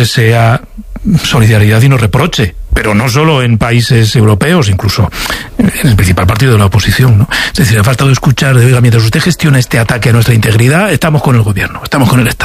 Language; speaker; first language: Spanish; native; Spanish